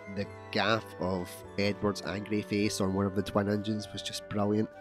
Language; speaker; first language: English; native; English